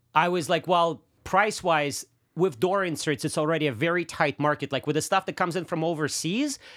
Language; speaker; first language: English; non-native, fluent; Russian